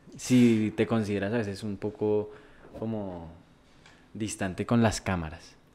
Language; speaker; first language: Spanish; native; Spanish